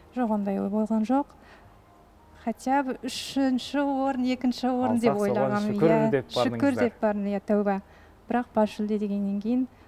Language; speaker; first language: Kazakh; non-native, local second language; Russian